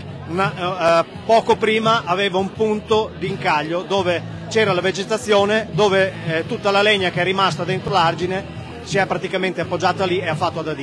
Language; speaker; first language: Italian; native; Italian